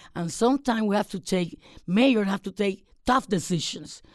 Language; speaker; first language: English; non-native, fluent; Spanish